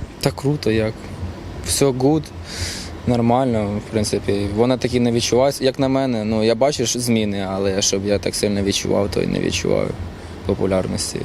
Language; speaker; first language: Ukrainian; non-native, local second language; Russian